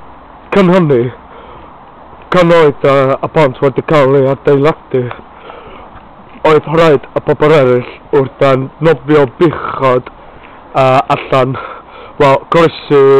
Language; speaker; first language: Welsh; non-native, learner; English